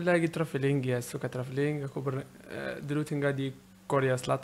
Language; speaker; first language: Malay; non-native, learner; Arabic